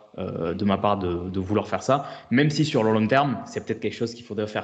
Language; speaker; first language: French; native; French